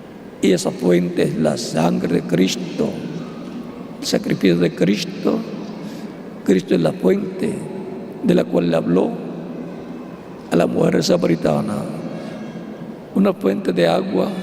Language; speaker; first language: Spanish; native; Spanish